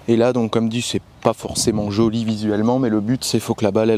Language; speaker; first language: French; native; French